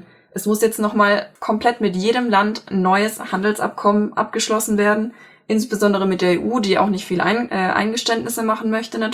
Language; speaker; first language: German; native; German